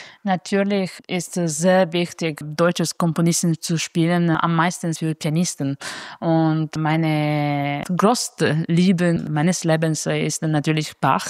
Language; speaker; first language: German; non-native, fluent; Italian